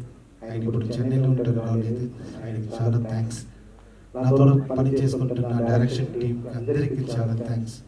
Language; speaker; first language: Telugu; non-native, learner; Tamil